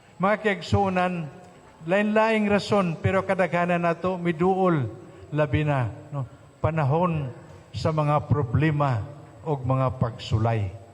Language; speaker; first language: Cebuano; non-native, local second language; Hiligaynon